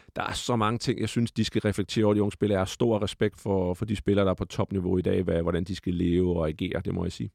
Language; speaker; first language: Danish; native; Danish